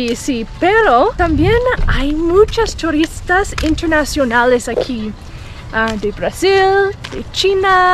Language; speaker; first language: Spanish; non-native, learner; English